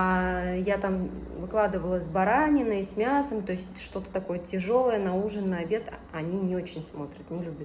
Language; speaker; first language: Russian; native; Russian